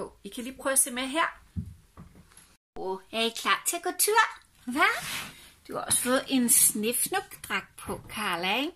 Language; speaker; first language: Danish; native; Danish